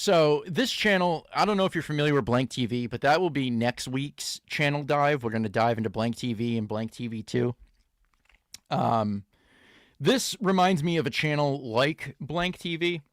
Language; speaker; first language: English; native; English